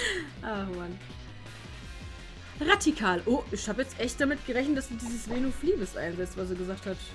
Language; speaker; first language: German; native; German